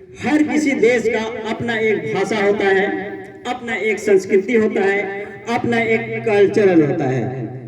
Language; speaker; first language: Hindi; non-native, local second language; Sadri